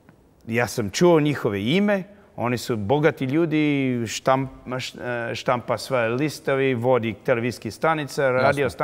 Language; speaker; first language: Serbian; early bilingual, heritage; English